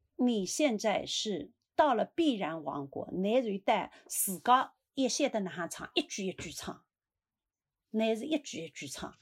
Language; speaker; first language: Chinese; native; Chinese